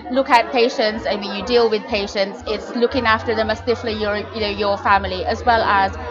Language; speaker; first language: English; non-native, local second language; Filipino